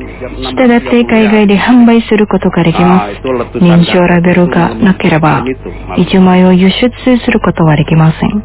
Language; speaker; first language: Japanese; non-native, fluent; Indonesian